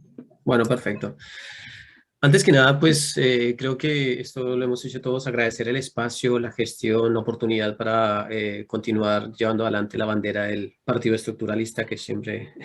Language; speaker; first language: Spanish; native; Spanish